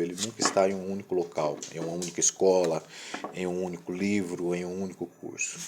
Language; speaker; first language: Portuguese; native; Portuguese